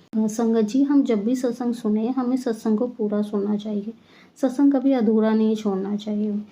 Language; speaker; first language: Hindi; native; Hindi